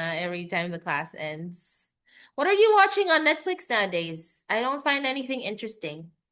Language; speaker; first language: English; non-native, local second language; Filipino